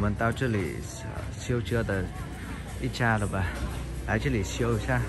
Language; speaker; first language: Chinese; non-native, fluent; Vietnamese